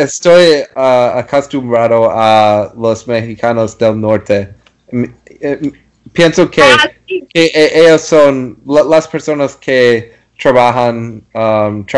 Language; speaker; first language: Spanish; non-native, learner; English